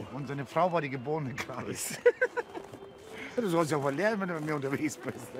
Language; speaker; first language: German; native; German